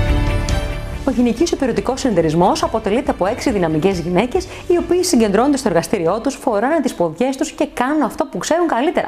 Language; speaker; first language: Greek; native; Greek